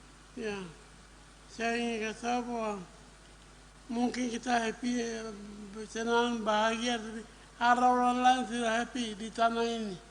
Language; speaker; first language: Indonesian; non-native, local second language; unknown